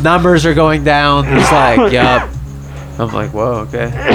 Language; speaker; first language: English; early bilingual, other home language; Polish